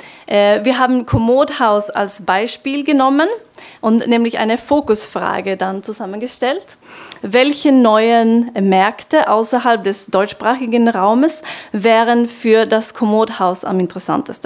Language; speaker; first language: German; non-native, fluent; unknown